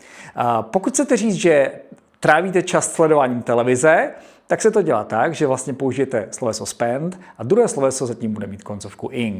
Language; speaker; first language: Czech; native; Czech